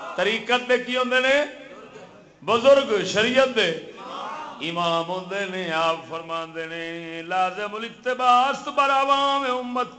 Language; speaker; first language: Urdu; non-native, local second language; Punjabi